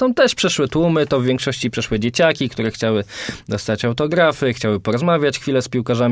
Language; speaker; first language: Polish; native; Polish